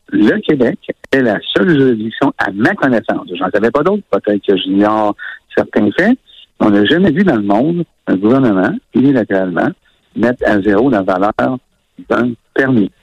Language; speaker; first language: French; native; French